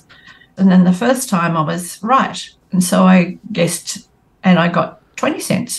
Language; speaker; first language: English; native; English